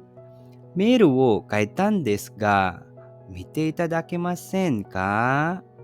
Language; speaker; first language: Japanese; non-native, fluent; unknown